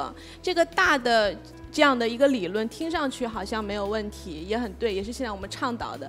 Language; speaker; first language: Chinese; native; Chinese